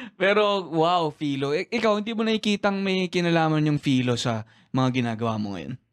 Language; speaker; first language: Filipino; native; Filipino